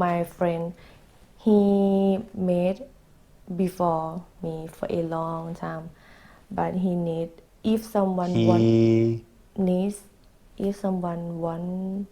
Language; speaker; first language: English; non-native, learner; Thai